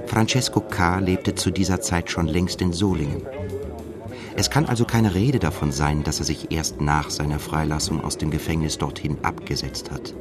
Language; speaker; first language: German; native; German